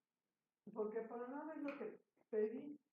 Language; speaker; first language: Spanish; native; Spanish